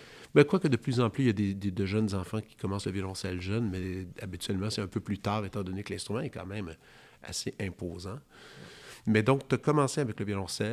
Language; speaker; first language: French; native; French